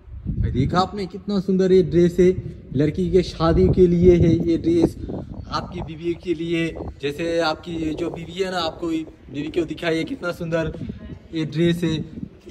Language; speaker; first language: Hindi; non-native, learner; Bangla